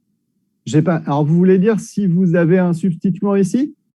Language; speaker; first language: French; native; French